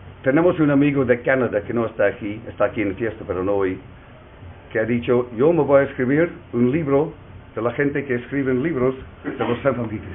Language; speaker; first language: Spanish; non-native, learner; English